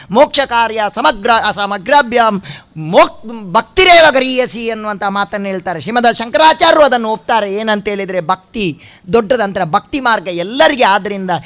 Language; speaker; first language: Kannada; non-native, local second language; Tulu